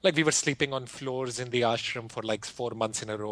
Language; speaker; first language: English; non-native, local second language; Hindi